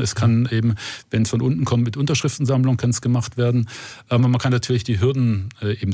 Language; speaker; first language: German; native; German